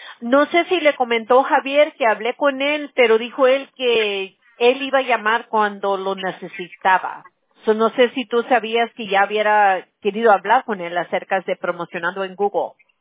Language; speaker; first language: Spanish; early bilingual, other home language; English